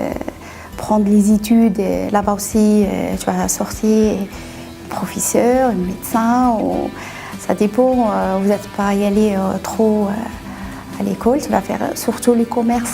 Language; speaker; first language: French; non-native, learner; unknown